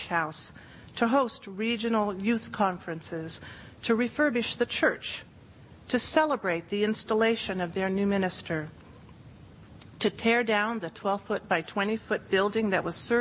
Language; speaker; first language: English; native; English